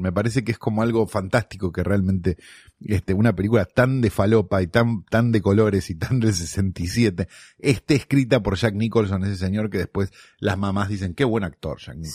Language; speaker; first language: Spanish; native; Spanish